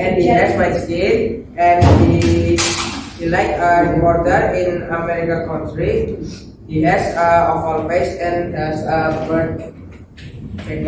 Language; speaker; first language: English; non-native, learner; Indonesian